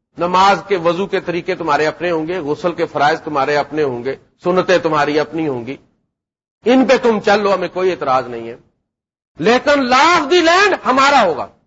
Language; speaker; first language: Urdu; non-native, local second language; Punjabi